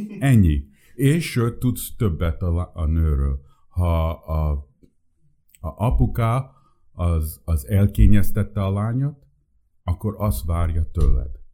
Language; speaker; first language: Hungarian; early bilingual, heritage; Hungarian